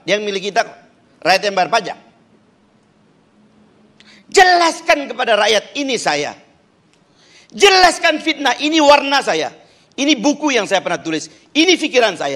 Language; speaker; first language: Indonesian; native; Indonesian